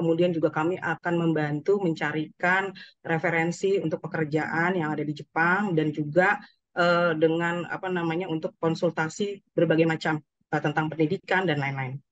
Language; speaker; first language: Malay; non-native, fluent; Japanese